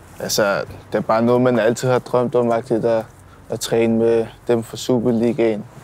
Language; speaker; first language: Danish; early bilingual, other home language; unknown